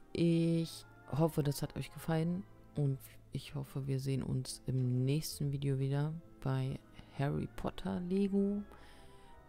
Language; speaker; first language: German; native; German